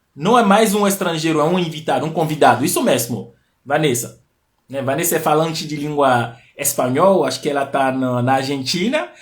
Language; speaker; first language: Portuguese; non-native, fluent; Fon